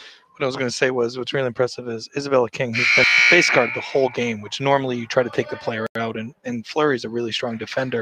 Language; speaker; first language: English; native; English